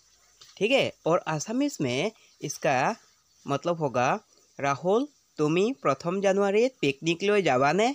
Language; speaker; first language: Hindi; non-native, local second language; Assamese